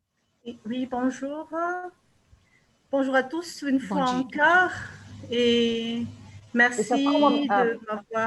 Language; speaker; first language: French; non-native, local second language; Malagasy